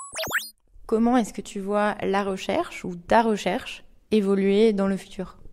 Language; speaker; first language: French; native; French